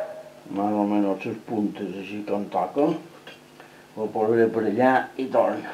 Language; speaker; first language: Spanish; non-native, local second language; Catalan